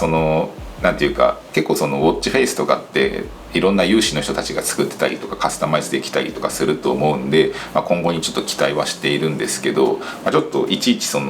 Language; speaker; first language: Japanese; native; Japanese